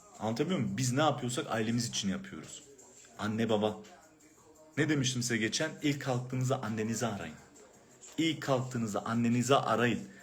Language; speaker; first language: Turkish; early bilingual, heritage; Turkish